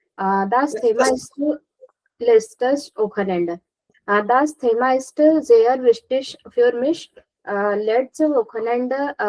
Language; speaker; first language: German; non-native, learner; Marathi